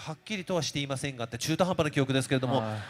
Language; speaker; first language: Japanese; native; Japanese